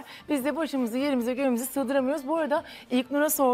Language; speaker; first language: Turkish; native; Turkish